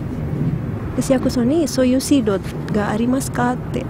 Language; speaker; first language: Japanese; non-native, fluent; Indonesian